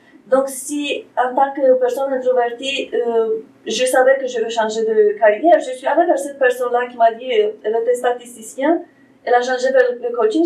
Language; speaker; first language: French; non-native, fluent; Romanian